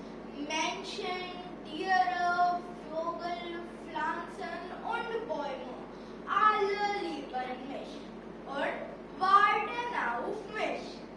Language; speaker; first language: German; non-native, learner; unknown